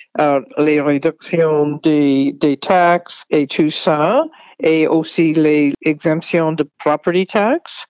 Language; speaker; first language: French; non-native, fluent; English